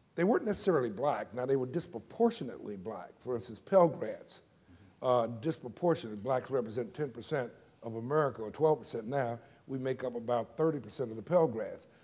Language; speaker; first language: English; native; English